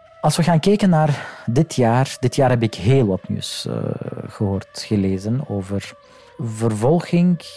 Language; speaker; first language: Dutch; non-native, fluent; Arabic